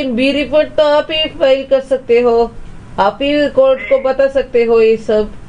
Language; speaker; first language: Hindi; non-native, local second language; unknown